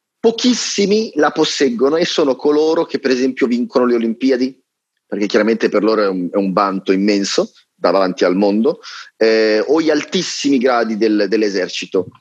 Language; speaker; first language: Italian; native; Italian